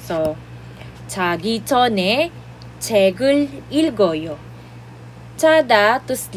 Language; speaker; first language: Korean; non-native, fluent; Filipino